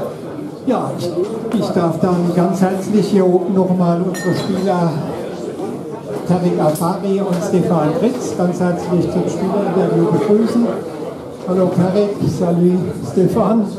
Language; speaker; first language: German; native; German